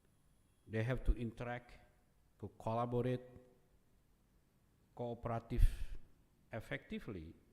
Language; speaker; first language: English; non-native, fluent; Indonesian